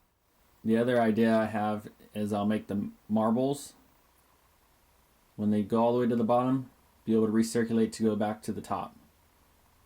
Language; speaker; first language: English; native; English